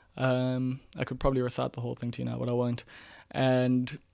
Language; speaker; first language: English; native; English